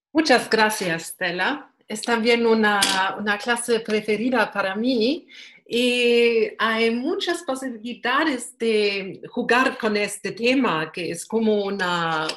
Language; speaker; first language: Spanish; non-native, learner; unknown